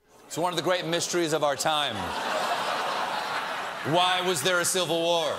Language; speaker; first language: English; native; English